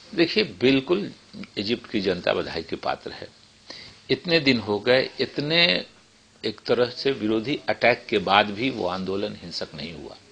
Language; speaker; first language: Hindi; native; Hindi